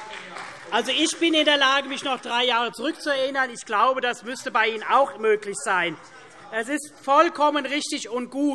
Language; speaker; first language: German; native; German